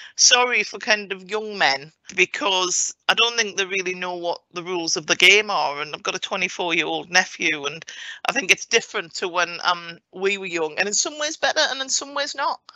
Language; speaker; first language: English; native; English